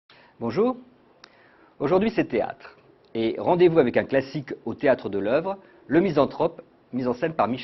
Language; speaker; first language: French; native; French